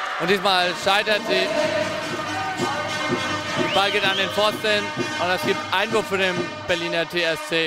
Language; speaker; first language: German; native; German